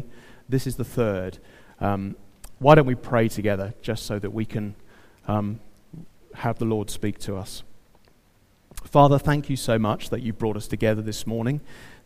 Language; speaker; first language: English; native; English